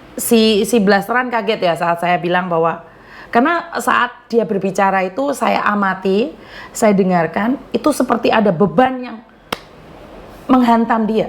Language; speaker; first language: Indonesian; non-native, local second language; Javanese